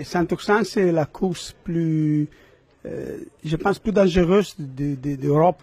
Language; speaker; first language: French; non-native, learner; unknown